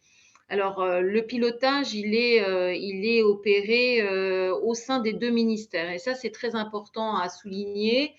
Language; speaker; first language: French; native; French